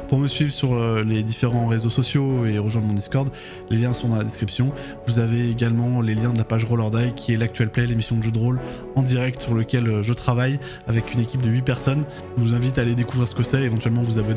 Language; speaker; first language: French; native; French